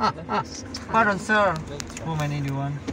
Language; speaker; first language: English; non-native, learner; Indonesian